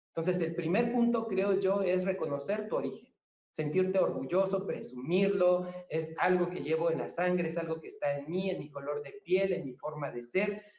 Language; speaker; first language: Spanish; native; Spanish